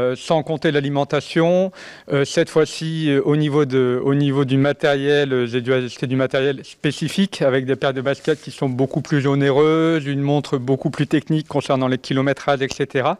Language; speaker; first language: French; native; French